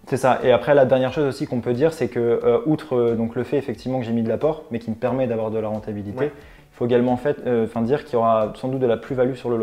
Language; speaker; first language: French; native; French